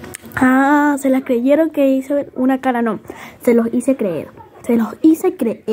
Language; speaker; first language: Spanish; native; Spanish